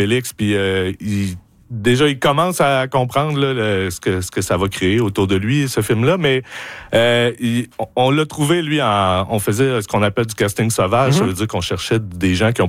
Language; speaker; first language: French; native; French